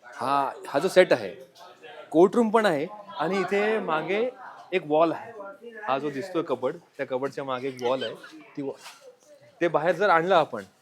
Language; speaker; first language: Marathi; non-native, local second language; Gujarati